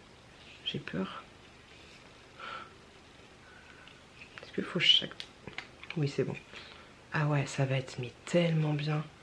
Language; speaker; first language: French; native; French